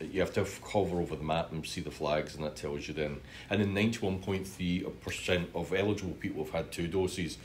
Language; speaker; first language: English; native; English